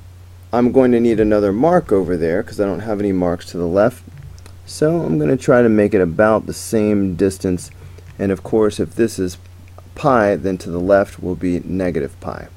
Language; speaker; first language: English; native; English